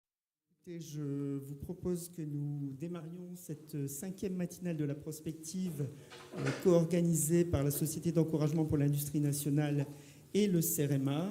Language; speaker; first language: French; native; French